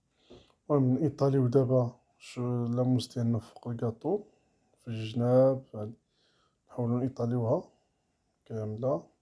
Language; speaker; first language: Arabic; native; Arabic